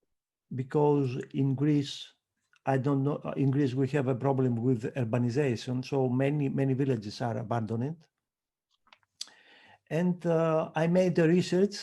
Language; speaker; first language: English; non-native, fluent; Greek